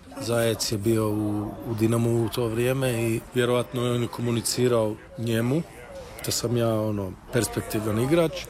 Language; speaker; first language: Croatian; early bilingual, heritage; Croatian